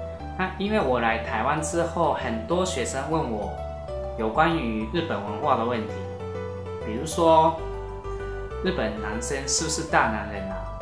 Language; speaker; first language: Chinese; non-native, fluent; Japanese